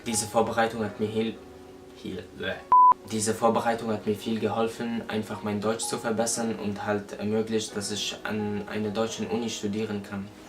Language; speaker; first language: German; non-native, fluent; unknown